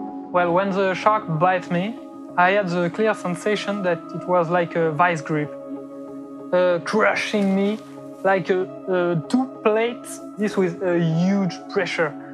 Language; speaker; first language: English; non-native, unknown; French